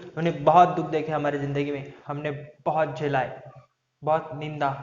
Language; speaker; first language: Hindi; non-native, local second language; Marathi